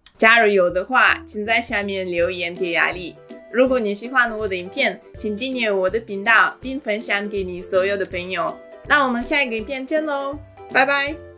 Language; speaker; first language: Chinese; non-native, fluent; Russian